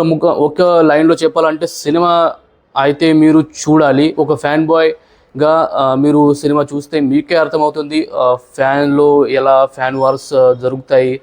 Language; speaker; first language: Telugu; non-native, learner; Marathi